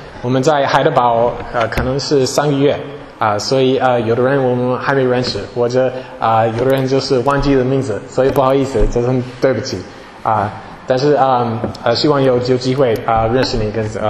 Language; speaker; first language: Chinese; non-native, fluent; English